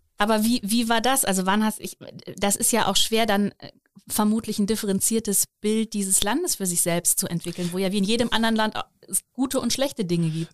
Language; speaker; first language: German; native; German